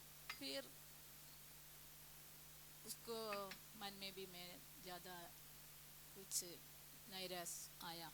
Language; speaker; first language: Hindi; non-native, local second language; Malayalam